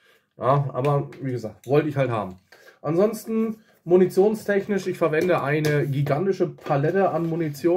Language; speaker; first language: German; native; German